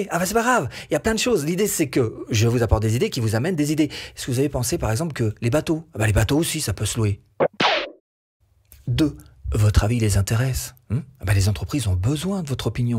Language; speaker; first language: French; native; French